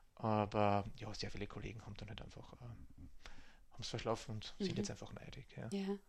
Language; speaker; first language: German; native; German